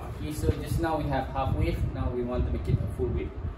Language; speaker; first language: English; non-native, local second language; Malay